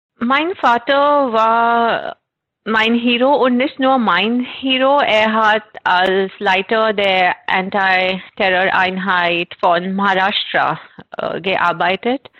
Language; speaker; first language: German; non-native, fluent; Marathi